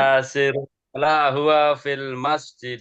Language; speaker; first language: Arabic; non-native, learner; Indonesian